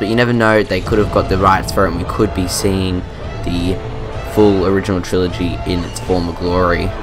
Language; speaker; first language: English; native; English